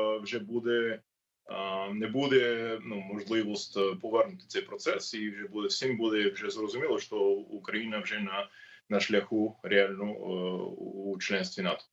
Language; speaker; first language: Ukrainian; non-native, learner; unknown